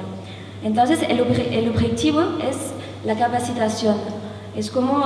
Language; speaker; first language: Spanish; non-native, learner; French